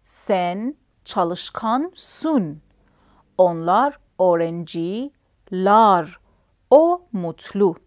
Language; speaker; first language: Turkish; non-native, fluent; Persian